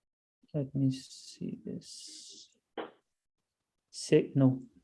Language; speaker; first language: English; non-native, learner; Portuguese